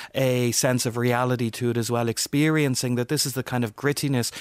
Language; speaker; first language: English; native; English